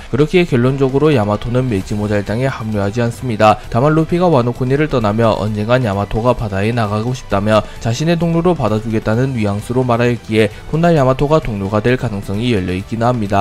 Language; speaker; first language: Korean; native; Korean